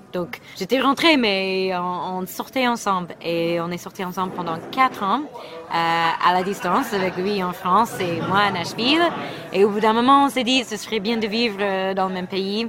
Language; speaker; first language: French; non-native, fluent; English